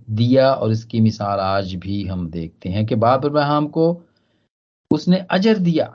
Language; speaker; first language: Urdu; native; Urdu